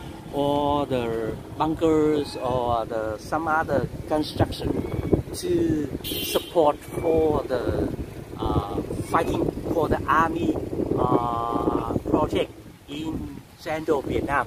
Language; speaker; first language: English; non-native, local second language; Vietnamese